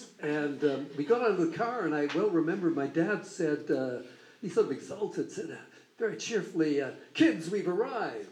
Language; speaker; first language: English; native; English